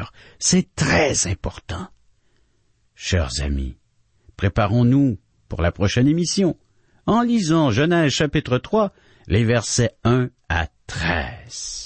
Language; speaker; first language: French; native; French